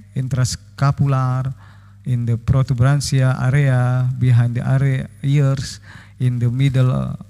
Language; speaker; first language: English; non-native, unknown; Indonesian